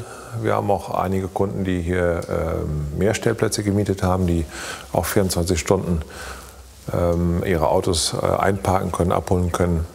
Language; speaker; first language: German; native; German